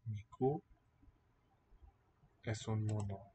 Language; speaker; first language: Spanish; non-native, learner; English